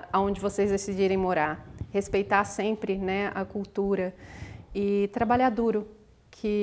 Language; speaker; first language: English; non-native, learner; Portuguese